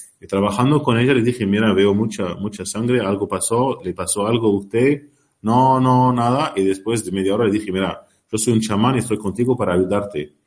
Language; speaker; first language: Spanish; non-native, learner; Arabic